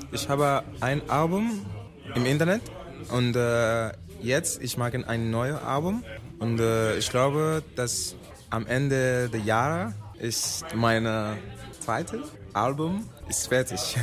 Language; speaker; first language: German; non-native, learner; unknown